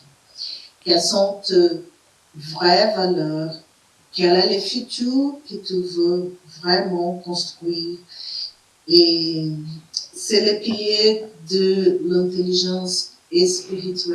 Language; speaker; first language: French; non-native, fluent; Portuguese